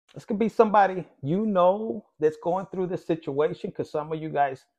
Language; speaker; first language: English; early bilingual, other home language; Spanish